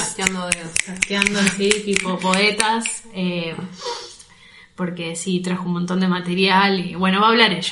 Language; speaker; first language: Spanish; native; Spanish